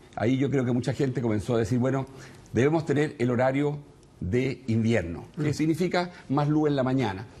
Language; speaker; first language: Spanish; native; Spanish